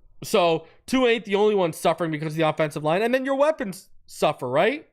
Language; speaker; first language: English; native; English